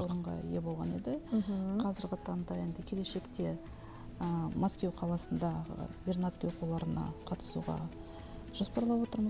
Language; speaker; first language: Kazakh; native; Kazakh